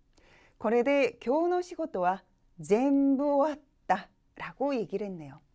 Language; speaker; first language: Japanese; non-native, fluent; Korean